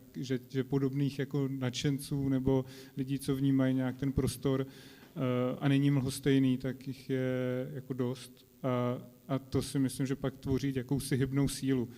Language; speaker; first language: Czech; native; Czech